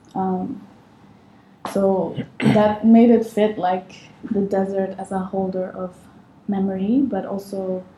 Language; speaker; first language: English; non-native, fluent; Arabic